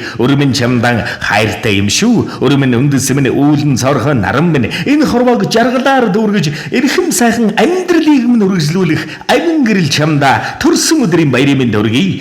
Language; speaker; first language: Mongolian; native; Mongolian